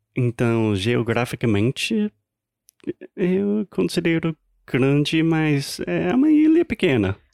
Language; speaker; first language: Portuguese; non-native, fluent; English